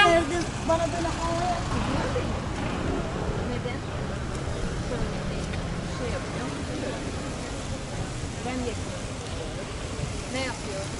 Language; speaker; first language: Turkish; non-native, learner; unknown